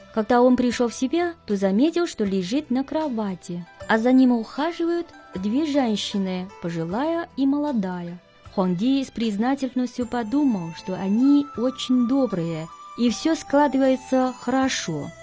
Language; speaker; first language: Russian; non-native, fluent; Chinese